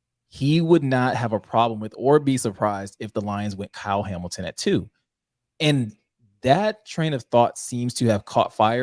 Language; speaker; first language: English; native; English